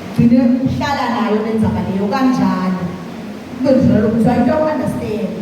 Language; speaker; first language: Zulu; non-native, local second language; Swati